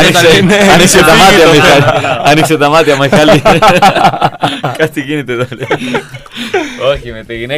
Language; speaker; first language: Greek; non-native, learner; Spanish